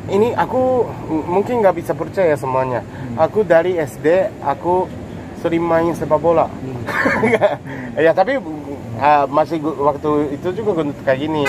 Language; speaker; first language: Indonesian; non-native, learner; Japanese